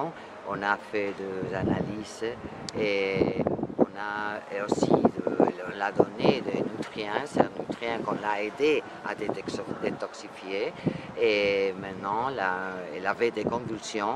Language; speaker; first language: French; non-native, fluent; Spanish